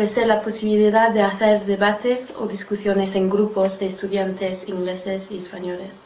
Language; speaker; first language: Spanish; non-native, learner; English